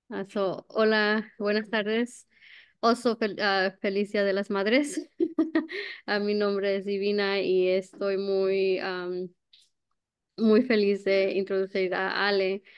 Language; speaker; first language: Spanish; early bilingual, heritage; Spanish